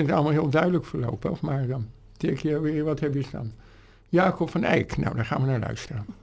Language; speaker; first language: Dutch; native; Dutch